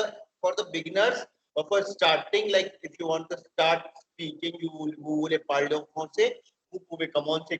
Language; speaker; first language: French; non-native, fluent; Hindi